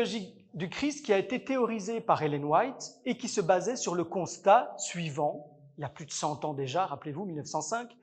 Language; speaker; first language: French; native; French